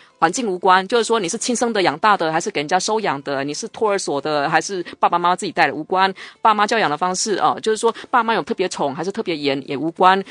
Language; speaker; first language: Chinese; non-native, local second language; Min Nan Chinese